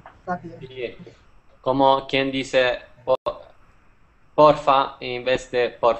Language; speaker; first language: Spanish; non-native, fluent; Italian